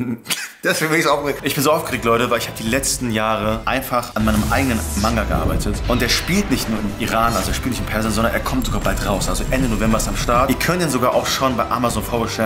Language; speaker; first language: German; native; German